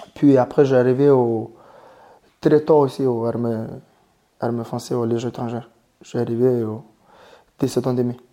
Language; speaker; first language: French; non-native, fluent; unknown